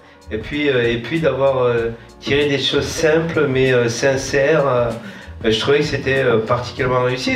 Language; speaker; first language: French; native; French